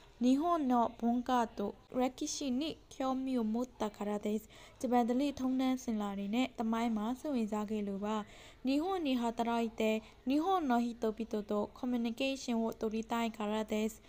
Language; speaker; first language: Japanese; non-native, learner; Burmese